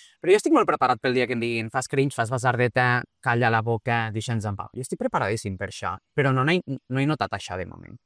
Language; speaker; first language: Catalan; early bilingual, other home language; Portuguese